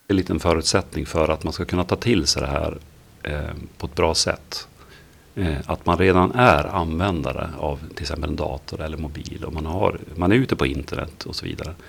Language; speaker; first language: Swedish; native; Swedish